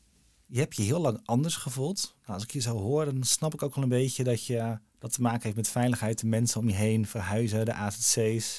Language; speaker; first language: Dutch; native; Dutch